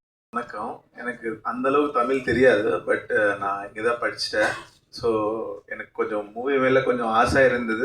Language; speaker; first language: Tamil; non-native, local second language; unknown